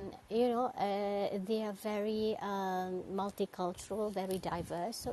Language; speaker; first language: English; non-native, local second language; Malay